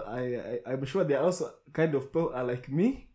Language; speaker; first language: English; non-native, local second language; Kinyarwanda